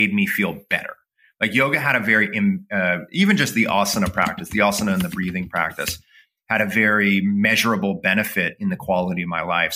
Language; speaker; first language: English; native; English